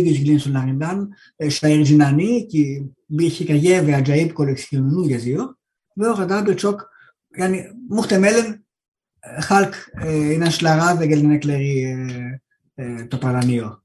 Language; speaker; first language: Turkish; non-native, learner; Greek